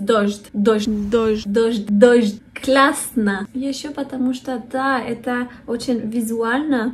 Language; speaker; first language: Russian; non-native, fluent; French